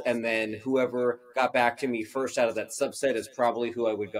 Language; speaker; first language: English; native; English